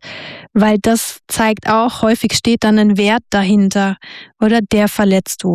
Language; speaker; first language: German; native; German